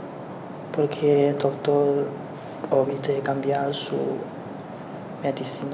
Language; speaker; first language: Spanish; non-native, learner; Chinese